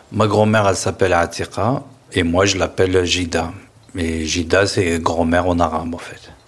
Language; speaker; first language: French; non-native, local second language; Kabyle